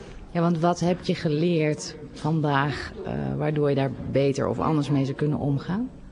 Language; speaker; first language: Dutch; native; Dutch